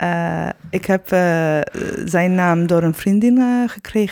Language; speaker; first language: Dutch; non-native, fluent; Turkish